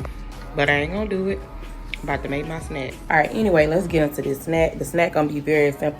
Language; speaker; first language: English; native; English